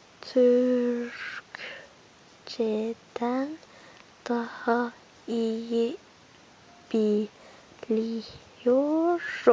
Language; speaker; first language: Turkish; early bilingual, heritage; Turkish